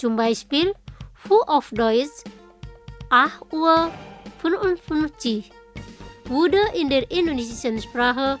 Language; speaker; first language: German; non-native, fluent; Indonesian